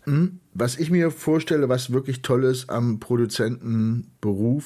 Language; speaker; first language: German; native; German